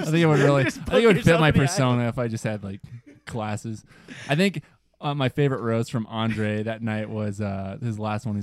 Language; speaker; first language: English; native; English